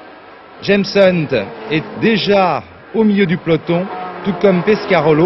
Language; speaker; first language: French; native; French